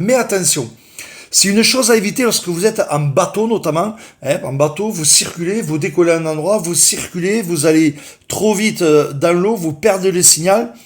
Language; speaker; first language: French; native; French